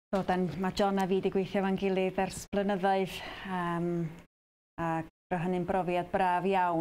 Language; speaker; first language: Welsh; native; Welsh